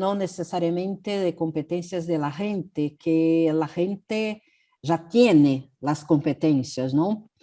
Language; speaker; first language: Spanish; non-native, learner; Portuguese